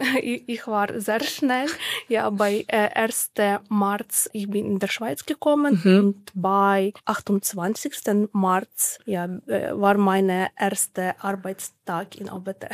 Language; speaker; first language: German; non-native, learner; Ukrainian